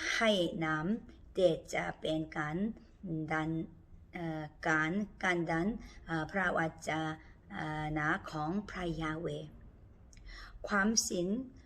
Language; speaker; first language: Thai; non-native, learner; Korean